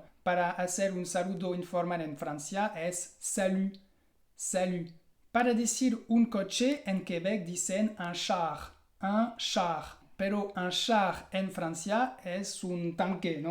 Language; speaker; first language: Spanish; non-native, fluent; French